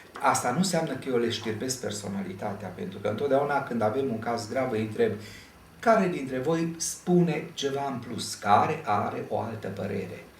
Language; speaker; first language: Romanian; native; Romanian